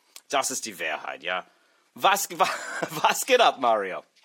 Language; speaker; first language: German; non-native, learner; English